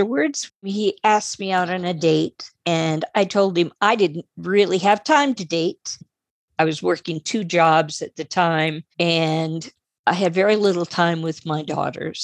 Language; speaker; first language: English; native; English